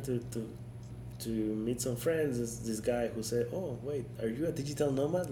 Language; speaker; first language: English; non-native, fluent; Spanish